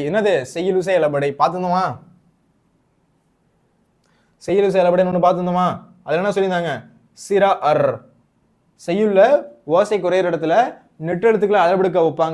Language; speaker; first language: Tamil; native; Tamil